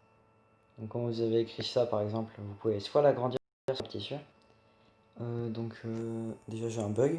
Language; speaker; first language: French; native; French